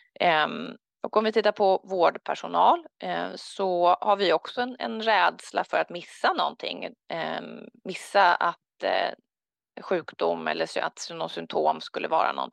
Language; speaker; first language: Swedish; native; Swedish